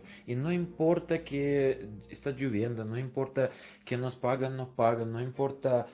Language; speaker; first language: Spanish; non-native, fluent; Russian